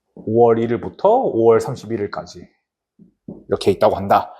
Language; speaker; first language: Korean; native; Korean